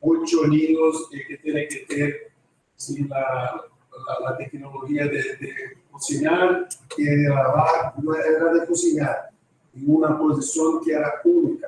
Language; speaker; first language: Spanish; non-native, fluent; Portuguese